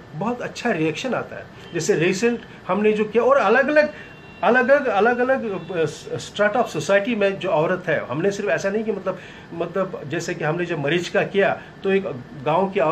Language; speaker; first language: Hindi; native; Hindi